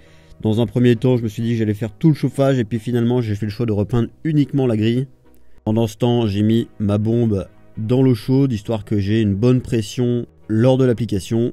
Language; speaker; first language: French; native; French